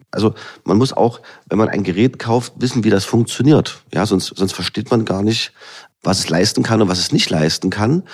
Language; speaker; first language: German; native; German